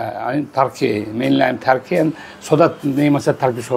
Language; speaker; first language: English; non-native, learner; Turkish